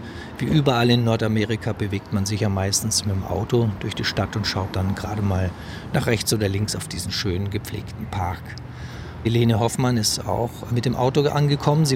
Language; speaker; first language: German; native; German